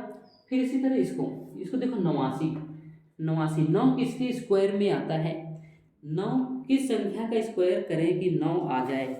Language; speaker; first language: Hindi; native; Hindi